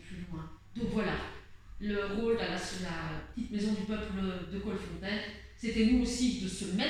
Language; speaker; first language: French; native; French